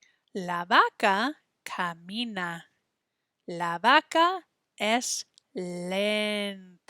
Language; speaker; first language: Spanish; non-native, fluent; English